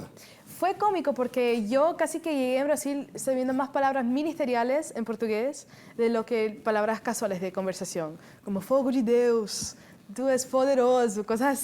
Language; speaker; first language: Spanish; early bilingual, heritage; Spanish